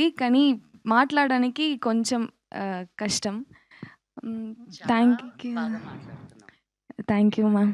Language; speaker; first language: Telugu; non-native, learner; Tamil